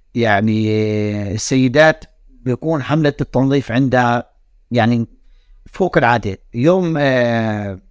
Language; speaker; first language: Arabic; native; Arabic